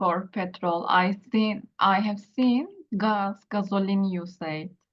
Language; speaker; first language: English; non-native, learner; Turkish